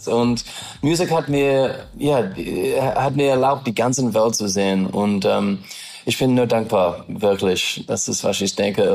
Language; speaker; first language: German; non-native, learner; English